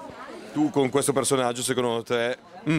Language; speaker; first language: Italian; native; Italian